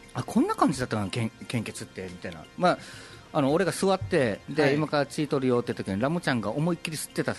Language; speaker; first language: Japanese; native; Japanese